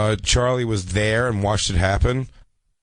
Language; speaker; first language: English; native; English